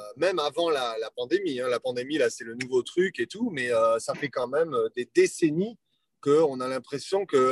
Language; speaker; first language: French; native; French